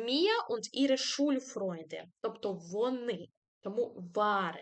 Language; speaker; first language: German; non-native, fluent; Ukrainian